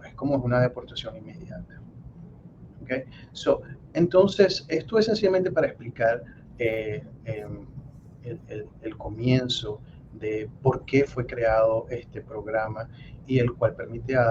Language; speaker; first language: Spanish; native; Spanish